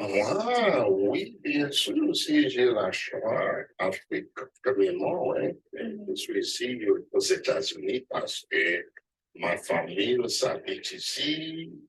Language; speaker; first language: French; non-native, learner; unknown